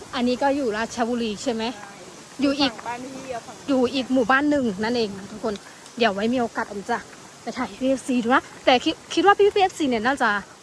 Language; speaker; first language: Thai; native; Thai